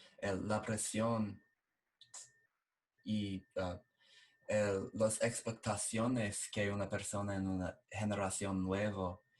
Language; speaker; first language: Spanish; non-native, learner; English